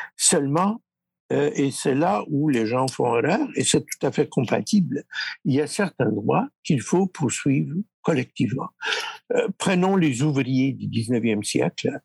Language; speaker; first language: French; early bilingual, other home language; Polish